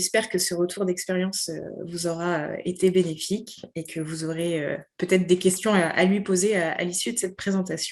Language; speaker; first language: French; native; French